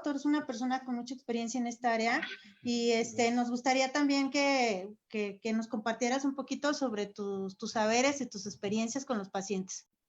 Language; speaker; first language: Spanish; native; Spanish